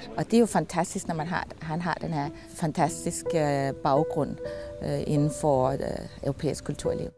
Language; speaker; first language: Danish; native; Danish